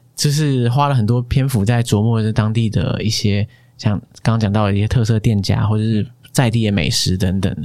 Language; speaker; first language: Chinese; native; Chinese